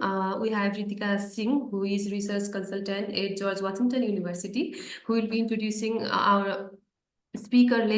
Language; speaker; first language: Nepali; native; Nepali